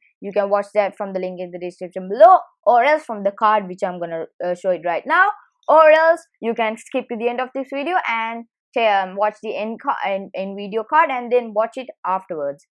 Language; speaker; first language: English; non-native, fluent; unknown